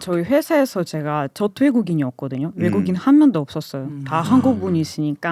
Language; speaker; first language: Korean; non-native, fluent; Russian